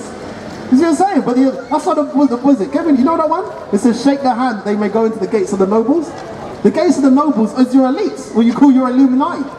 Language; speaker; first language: English; native; English